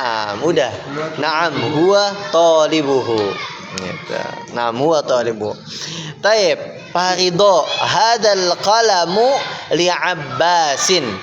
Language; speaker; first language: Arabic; non-native, fluent; Indonesian